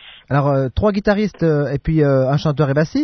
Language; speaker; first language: French; native; French